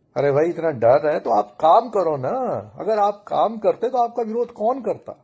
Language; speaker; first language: Hindi; native; Hindi